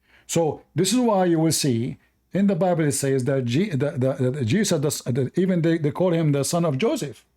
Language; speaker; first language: English; non-native, fluent; Arabic